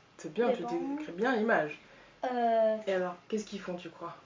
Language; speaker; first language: French; native; French